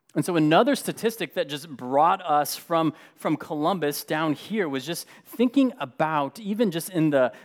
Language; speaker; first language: English; native; English